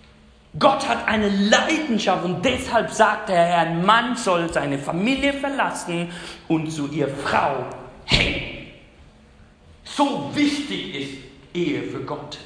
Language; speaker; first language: German; non-native, fluent; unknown